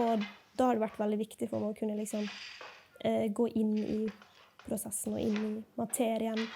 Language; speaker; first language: Norwegian; native; Norwegian